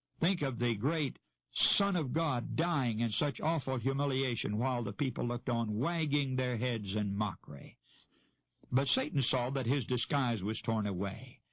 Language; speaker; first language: English; native; English